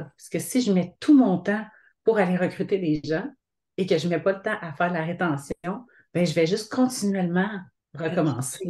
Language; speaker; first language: French; native; French